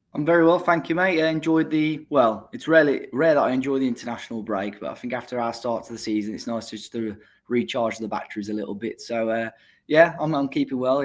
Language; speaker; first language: English; native; English